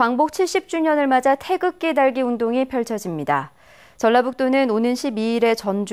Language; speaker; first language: Korean; native; Korean